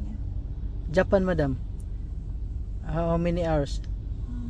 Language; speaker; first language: English; non-native, learner; Filipino